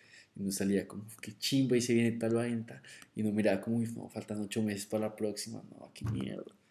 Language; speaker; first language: Spanish; native; Spanish